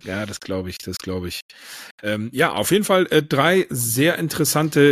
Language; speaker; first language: German; native; German